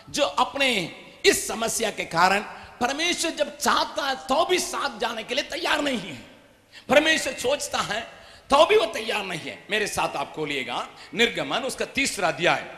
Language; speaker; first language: Hindi; non-native, local second language; Tamil